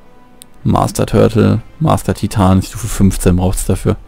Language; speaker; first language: German; native; German